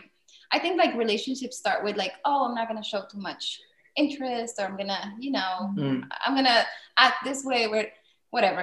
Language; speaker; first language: English; non-native, fluent; Spanish